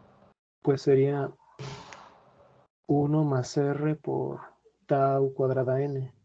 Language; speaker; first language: Spanish; native; Spanish